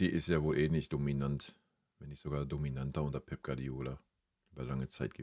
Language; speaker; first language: German; native; German